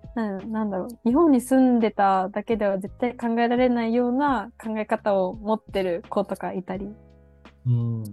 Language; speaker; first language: Japanese; native; Japanese